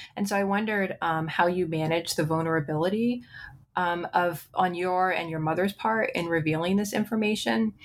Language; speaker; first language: English; native; English